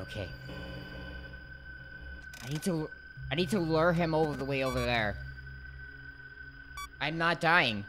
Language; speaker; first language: English; native; English